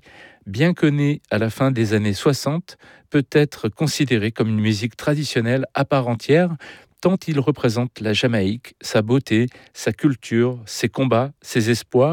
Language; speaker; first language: French; native; French